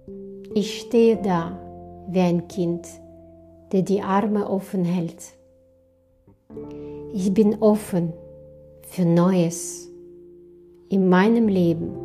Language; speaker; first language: German; non-native, fluent; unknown